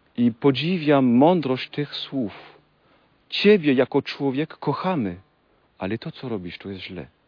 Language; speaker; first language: Polish; non-native, fluent; French